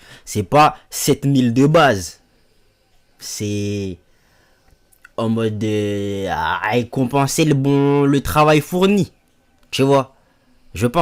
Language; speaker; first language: French; native; French